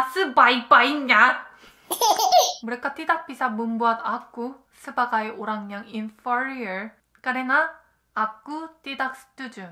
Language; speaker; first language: Indonesian; non-native, learner; Korean